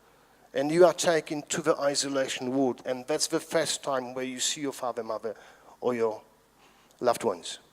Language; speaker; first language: English; non-native, fluent; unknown